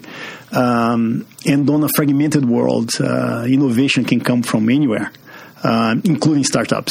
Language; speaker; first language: English; non-native, fluent; Portuguese